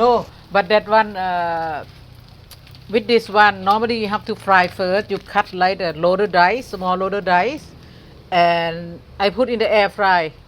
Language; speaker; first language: English; non-native, learner; Thai